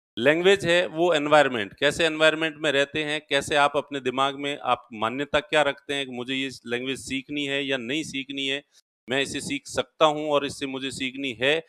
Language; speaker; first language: Hindi; non-native, local second language; Marwari